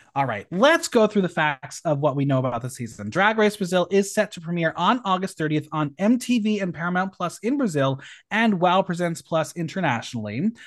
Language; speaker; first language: English; native; English